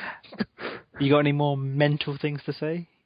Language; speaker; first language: English; native; English